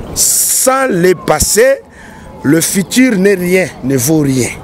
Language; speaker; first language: French; non-native, local second language; Lingala